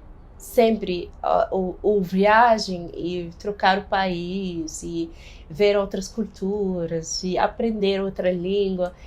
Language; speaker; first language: Portuguese; non-native, fluent; Arabic